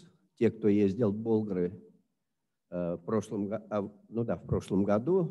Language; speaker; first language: Russian; native; Russian